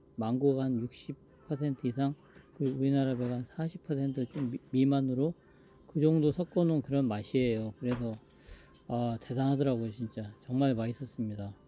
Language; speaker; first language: Korean; native; Korean